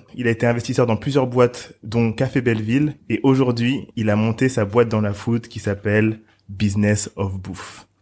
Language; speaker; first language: French; native; French